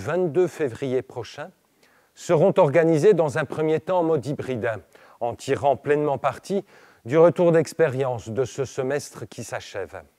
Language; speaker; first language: French; native; French